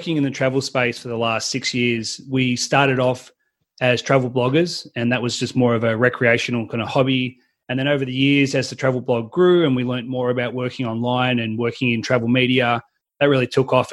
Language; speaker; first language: English; native; English